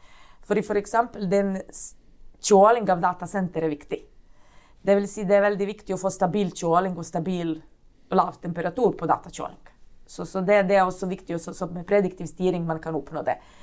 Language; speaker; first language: Norwegian; non-native, fluent; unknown